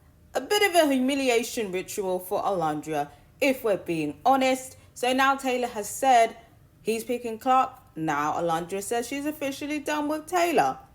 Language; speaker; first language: English; native; English